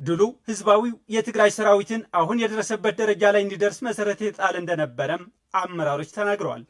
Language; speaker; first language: Amharic; non-native, local second language; Tigrinya